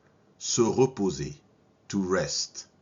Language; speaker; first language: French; non-native, fluent; English